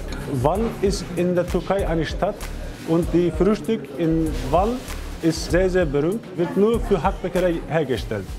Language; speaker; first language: German; non-native, learner; Turkish